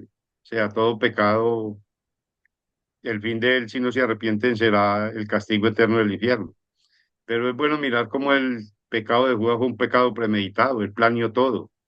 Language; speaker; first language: Spanish; native; Spanish